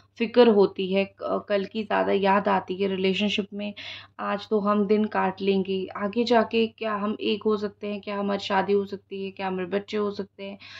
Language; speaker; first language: Hindi; non-native, local second language; Odia